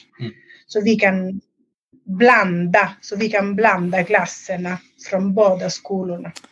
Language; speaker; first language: Swedish; non-native, fluent; Italian